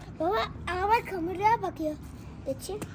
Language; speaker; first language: Turkish; early bilingual, heritage; Turkish